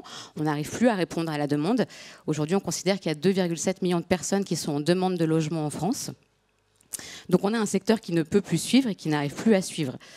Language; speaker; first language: French; native; French